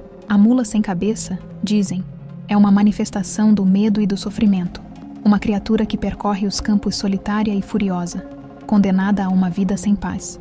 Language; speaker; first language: Portuguese; native; Portuguese